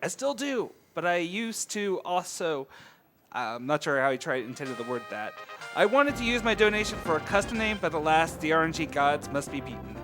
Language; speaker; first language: English; native; English